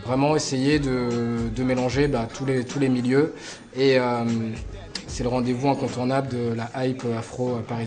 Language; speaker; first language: French; native; French